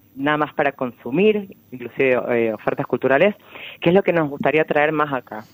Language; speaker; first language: Spanish; native; Spanish